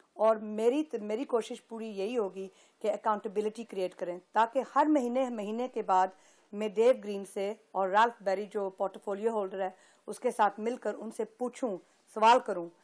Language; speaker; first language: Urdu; early bilingual, heritage; Urdu